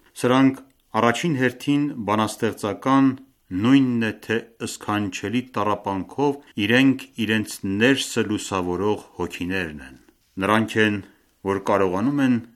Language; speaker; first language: Armenian; early bilingual, heritage; Armenian